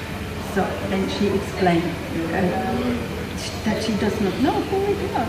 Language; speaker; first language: English; non-native, fluent; French